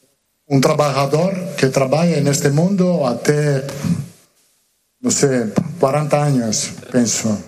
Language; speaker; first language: Portuguese; non-native, learner; Spanish